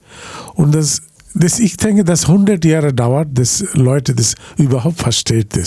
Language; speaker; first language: German; non-native, learner; Bangla